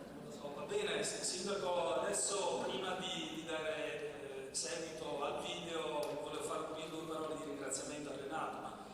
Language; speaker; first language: Italian; native; Italian